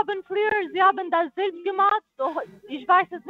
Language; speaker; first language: German; non-native, learner; Italian